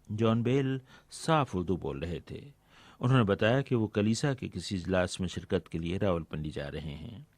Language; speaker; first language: Urdu; native; Urdu